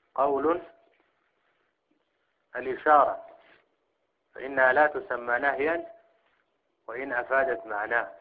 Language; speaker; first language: Arabic; native; Arabic